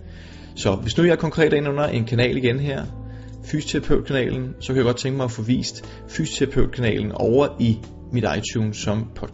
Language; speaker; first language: Danish; native; Danish